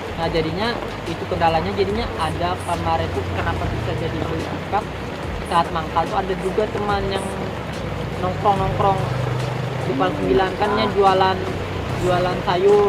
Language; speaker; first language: Indonesian; native; Indonesian